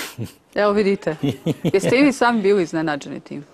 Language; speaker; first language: Serbian; native; Serbian